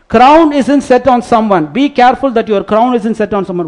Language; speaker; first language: English; non-native, local second language; Tamil